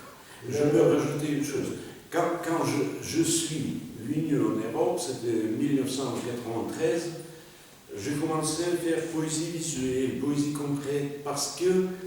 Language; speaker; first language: French; non-native, learner; Russian